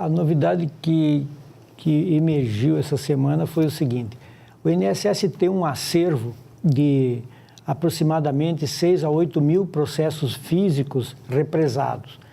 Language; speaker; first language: Portuguese; native; Portuguese